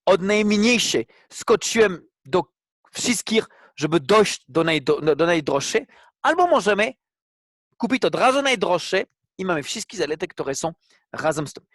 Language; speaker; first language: Polish; non-native, fluent; French